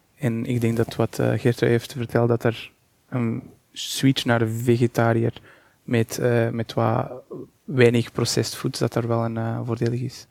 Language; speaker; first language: Dutch; non-native, fluent; Portuguese